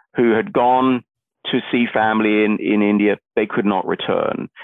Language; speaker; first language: English; native; English